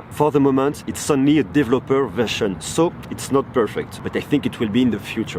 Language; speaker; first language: English; non-native, fluent; French